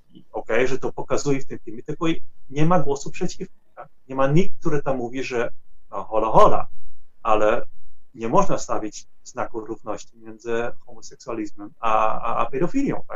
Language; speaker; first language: Polish; non-native, fluent; Dutch